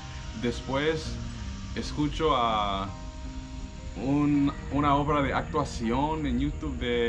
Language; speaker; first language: Spanish; non-native, fluent; English